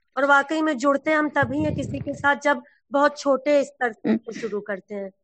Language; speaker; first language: Hindi; native; Hindi